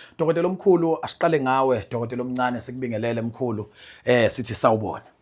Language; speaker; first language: Zulu; native; Zulu